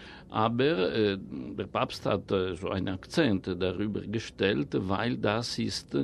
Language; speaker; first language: German; non-native, fluent; Italian